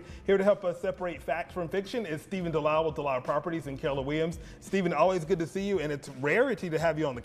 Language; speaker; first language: English; native; English